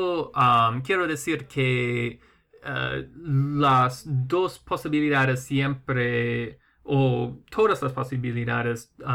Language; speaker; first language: Spanish; non-native, fluent; English